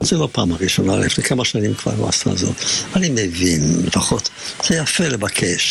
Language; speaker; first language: Hebrew; non-native, fluent; Yiddish